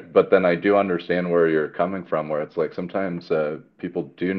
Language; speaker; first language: English; native; English